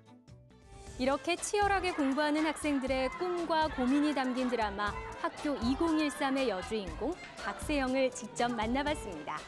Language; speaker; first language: Korean; native; Korean